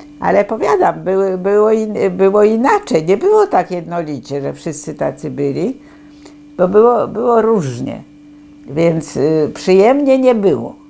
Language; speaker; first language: Polish; native; Polish